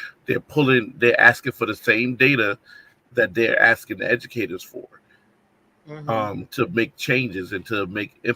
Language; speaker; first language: English; native; English